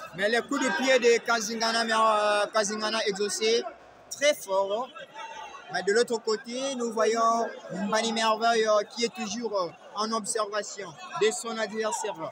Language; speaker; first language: French; non-native, local second language; Lingala